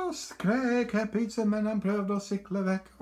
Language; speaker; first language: Norwegian; non-native, fluent; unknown